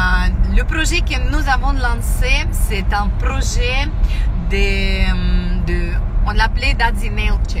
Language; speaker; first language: French; non-native, fluent; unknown